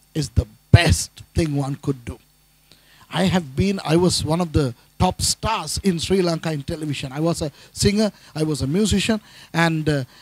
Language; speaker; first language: English; non-native, local second language; Tamil